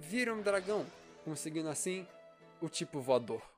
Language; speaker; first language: Portuguese; native; Portuguese